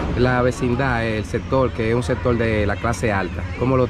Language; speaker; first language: Spanish; native; Spanish